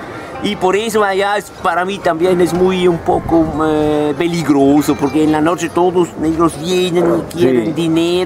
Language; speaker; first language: Spanish; non-native, learner; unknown